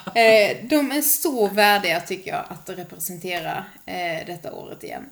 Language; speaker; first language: Swedish; native; Swedish